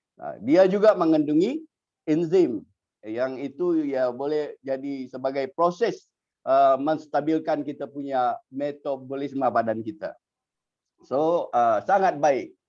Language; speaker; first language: Malay; native; Malay